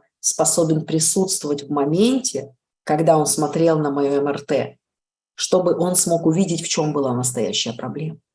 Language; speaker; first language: Russian; native; Russian